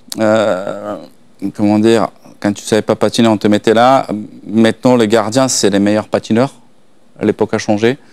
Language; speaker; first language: French; non-native, fluent; Slovak